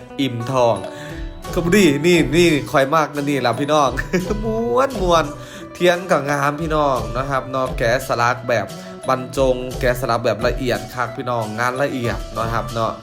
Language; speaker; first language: Thai; non-native, local second language; Lao